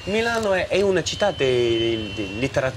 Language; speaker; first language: Italian; non-native, learner; English